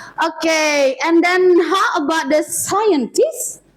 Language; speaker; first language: English; non-native, learner; Indonesian